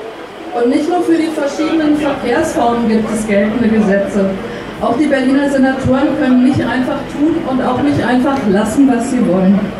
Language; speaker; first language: German; native; German